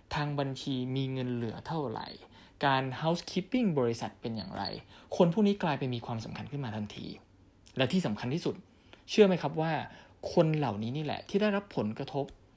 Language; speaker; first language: Thai; native; Thai